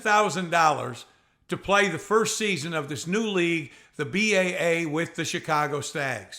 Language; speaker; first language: English; native; English